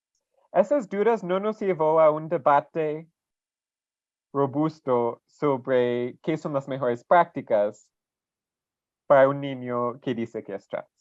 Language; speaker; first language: Spanish; non-native, fluent; English